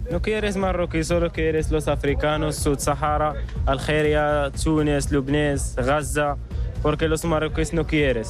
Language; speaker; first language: Spanish; non-native, learner; Arabic